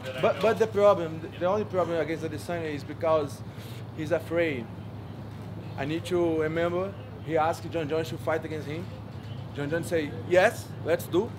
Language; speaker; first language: English; non-native, learner; Portuguese